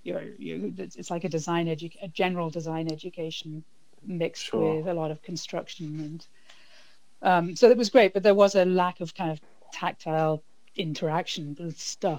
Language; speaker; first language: English; native; English